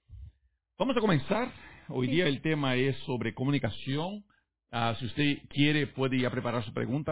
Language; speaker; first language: Spanish; native; Spanish